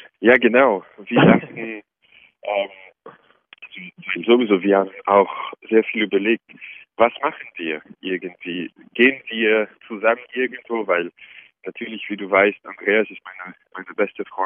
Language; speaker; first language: German; non-native, fluent; French